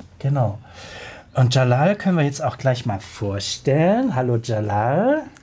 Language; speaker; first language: German; native; German